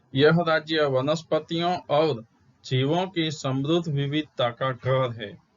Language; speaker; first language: Hindi; non-native, local second language; Gujarati